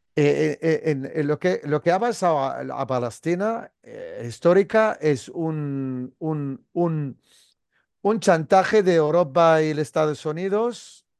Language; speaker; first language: Spanish; non-native, fluent; Arabic